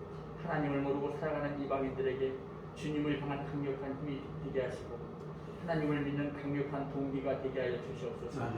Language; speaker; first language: Korean; native; Korean